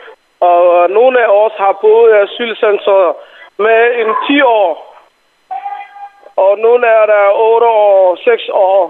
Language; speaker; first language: Danish; non-native, fluent; Somali